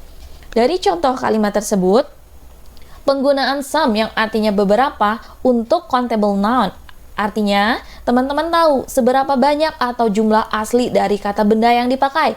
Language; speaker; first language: Indonesian; native; Indonesian